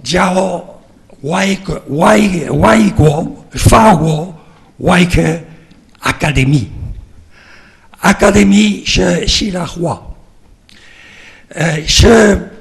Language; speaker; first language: Chinese; non-native, learner; French